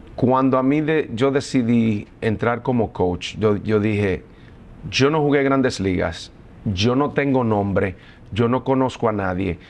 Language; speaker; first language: Spanish; native; Spanish